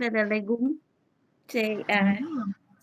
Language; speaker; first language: French; non-native, learner; Vietnamese